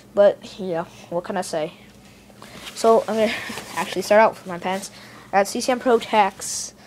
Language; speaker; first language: English; native; English